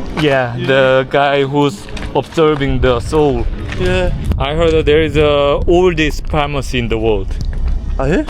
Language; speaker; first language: English; non-native, learner; Korean